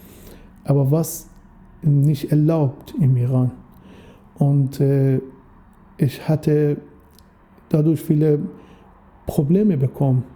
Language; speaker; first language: German; non-native, fluent; Persian